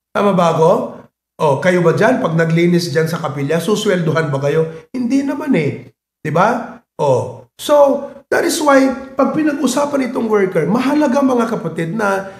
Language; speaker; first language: Filipino; non-native, local second language; Iloko